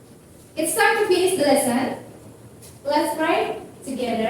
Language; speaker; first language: English; non-native, fluent; Indonesian